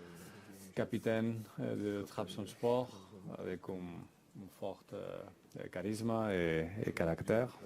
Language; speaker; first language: French; non-native, fluent; Spanish